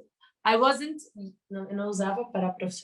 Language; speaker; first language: English; non-native, learner; Portuguese